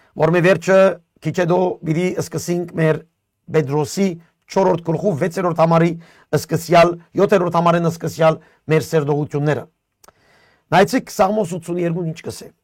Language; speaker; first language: Armenian; early bilingual, heritage; Armenian